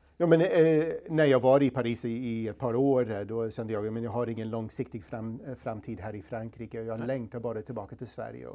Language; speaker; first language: Swedish; non-native, fluent; English